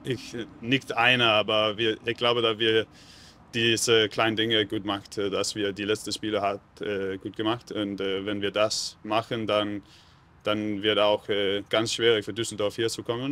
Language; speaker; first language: German; non-native, learner; Danish